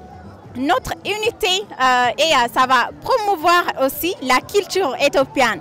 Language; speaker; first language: French; non-native, fluent; Amharic